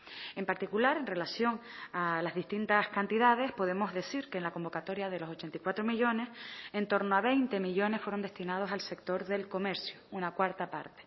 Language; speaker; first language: Spanish; native; Spanish